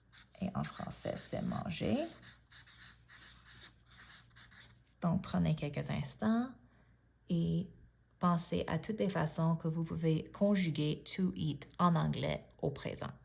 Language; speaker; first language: French; non-native, fluent; English